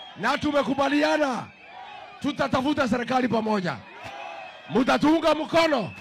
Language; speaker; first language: Swahili; non-native, local second language; Kikuyu